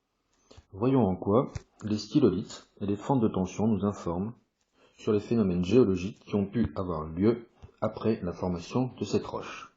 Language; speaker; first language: French; native; French